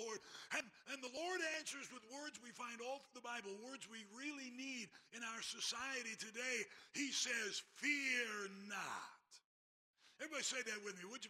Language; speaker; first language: English; native; English